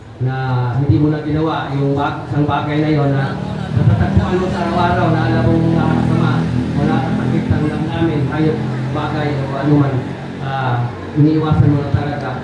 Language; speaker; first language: Filipino; non-native, local second language; Cebuano